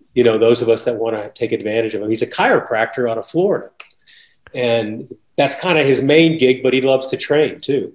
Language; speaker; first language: English; native; English